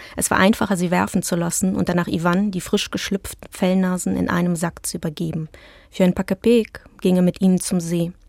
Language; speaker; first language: German; early bilingual, other home language; Russian